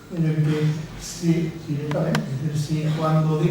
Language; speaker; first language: Spanish; native; Spanish